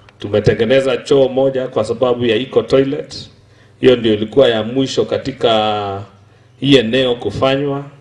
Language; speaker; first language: Swahili; non-native, local second language; Kikuyu